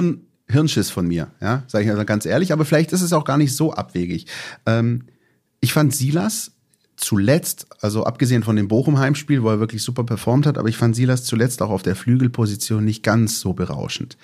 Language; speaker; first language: German; native; German